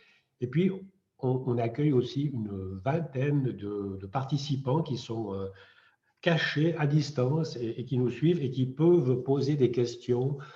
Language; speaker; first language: French; native; French